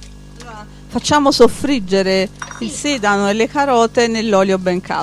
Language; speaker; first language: Italian; native; Italian